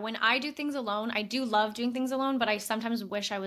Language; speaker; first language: English; native; English